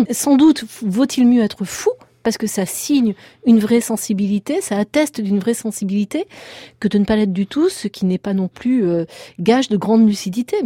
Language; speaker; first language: French; native; French